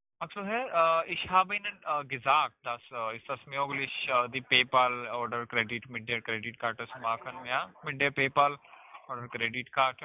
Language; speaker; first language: German; non-native, learner; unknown